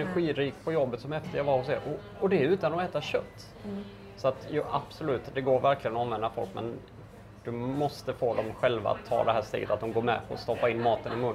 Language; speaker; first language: Swedish; native; Swedish